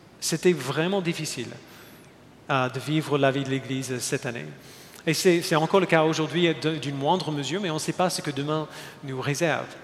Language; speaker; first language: French; non-native, fluent; English